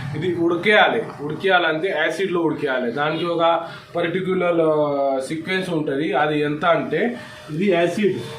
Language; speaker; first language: Telugu; non-native, fluent; Marathi